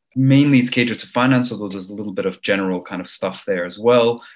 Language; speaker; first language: English; early bilingual, other home language; Armenian